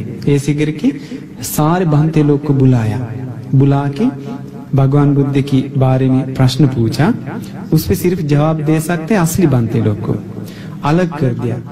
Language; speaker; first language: Hindi; non-native, fluent; Sinhala